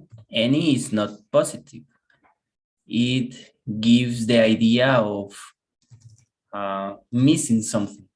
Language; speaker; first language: English; non-native, fluent; Spanish